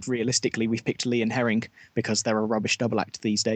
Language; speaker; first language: English; native; English